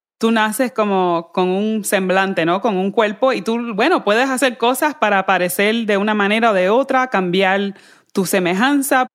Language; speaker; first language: Spanish; early bilingual, heritage; Spanish